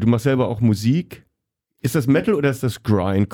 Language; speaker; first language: German; native; German